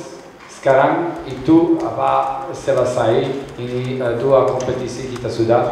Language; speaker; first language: Indonesian; non-native, learner; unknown